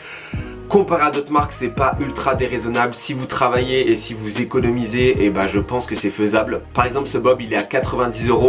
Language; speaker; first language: French; native; French